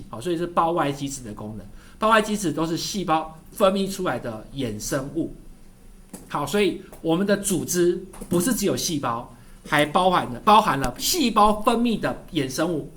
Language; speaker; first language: Chinese; native; Chinese